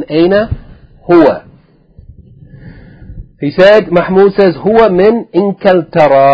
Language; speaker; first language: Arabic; non-native, fluent; English